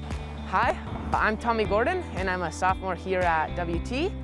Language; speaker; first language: English; native; English